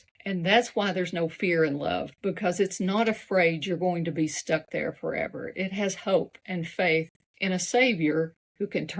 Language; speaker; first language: English; native; English